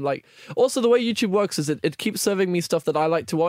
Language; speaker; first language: English; native; English